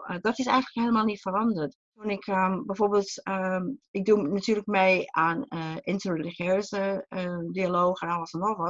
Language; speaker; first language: Dutch; non-native, fluent; English